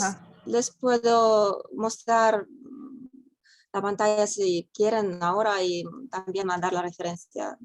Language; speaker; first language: Spanish; non-native, fluent; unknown